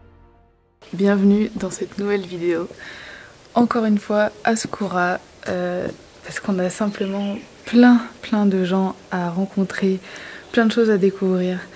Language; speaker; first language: French; native; French